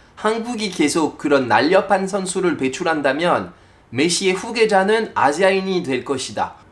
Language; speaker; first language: Korean; non-native, fluent; French